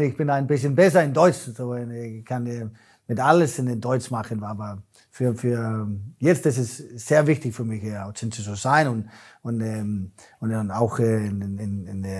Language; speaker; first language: German; non-native, learner; Danish